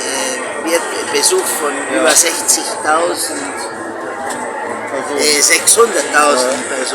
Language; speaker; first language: German; early bilingual, heritage; Spanish